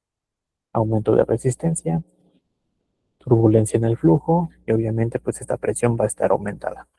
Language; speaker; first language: Spanish; native; Spanish